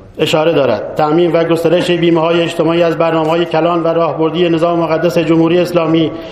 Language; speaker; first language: Persian; non-native, local second language; Baluchi